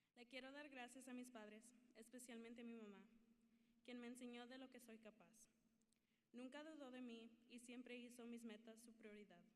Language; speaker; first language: Spanish; early bilingual, other home language; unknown